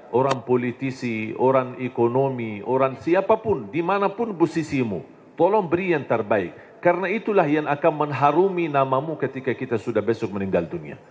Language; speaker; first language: Indonesian; non-native, fluent; Arabic